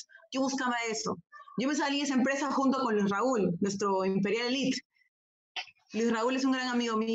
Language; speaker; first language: Spanish; native; Spanish